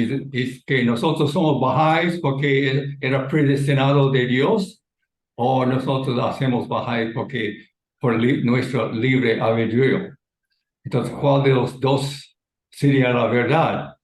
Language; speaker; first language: Spanish; non-native, fluent; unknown